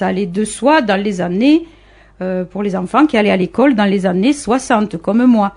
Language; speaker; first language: French; native; French